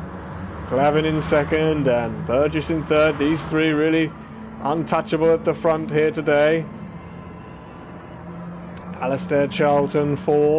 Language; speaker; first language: English; native; English